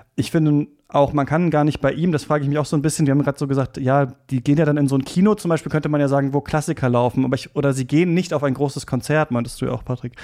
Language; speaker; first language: German; native; German